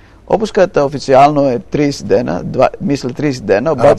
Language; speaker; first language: Bulgarian; non-native, fluent; Greek